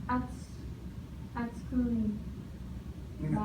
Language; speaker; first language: Japanese; non-native, learner; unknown